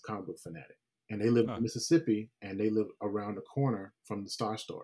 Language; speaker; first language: English; native; English